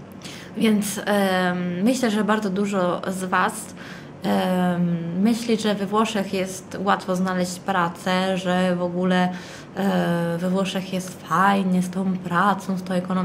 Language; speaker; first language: Polish; early bilingual, heritage; Italian